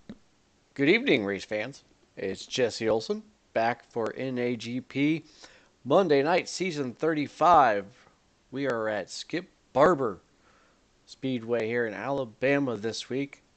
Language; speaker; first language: English; native; English